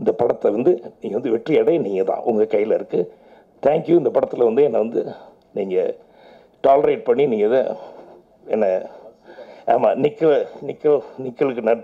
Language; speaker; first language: Tamil; native; Tamil